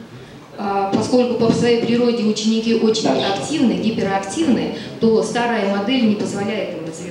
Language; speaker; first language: Russian; native; Russian